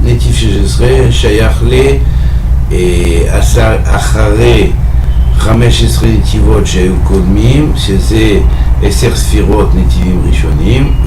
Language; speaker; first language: Hebrew; non-native, fluent; French